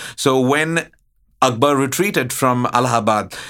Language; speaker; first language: English; non-native, local second language; Hindi